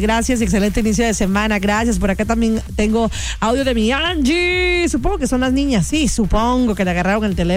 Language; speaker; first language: Spanish; native; Spanish